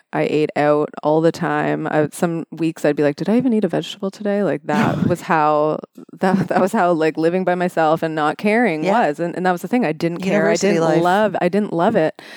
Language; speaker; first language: English; native; English